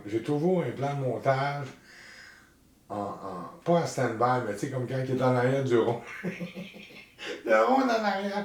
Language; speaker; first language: French; native; French